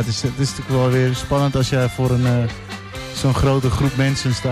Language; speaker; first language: Dutch; native; Dutch